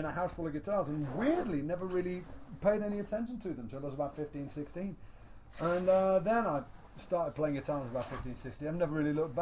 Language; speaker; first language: English; native; English